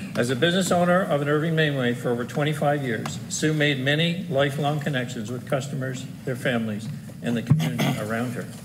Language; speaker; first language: English; native; English